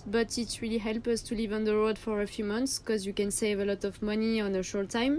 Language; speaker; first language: English; non-native, learner; French